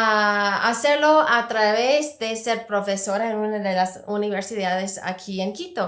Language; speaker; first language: Spanish; non-native, fluent; English